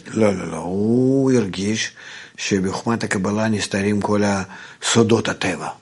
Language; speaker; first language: Hebrew; non-native, fluent; Russian